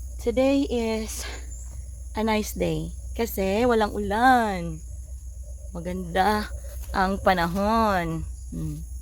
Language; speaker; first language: Filipino; non-native, local second language; Cebuano